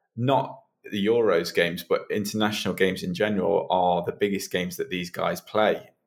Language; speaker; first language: English; native; English